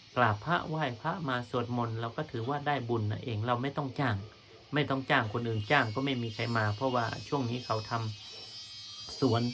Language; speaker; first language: Thai; native; Thai